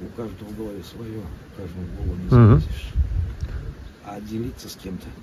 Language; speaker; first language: Russian; native; Russian